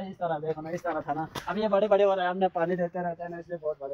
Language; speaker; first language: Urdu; non-native, local second language; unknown